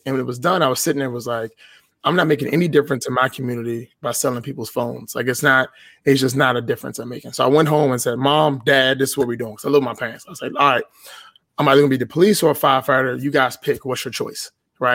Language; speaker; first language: English; native; English